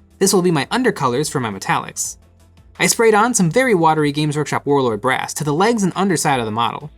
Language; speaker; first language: English; native; English